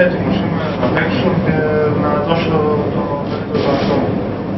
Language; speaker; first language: Greek; early bilingual, heritage; German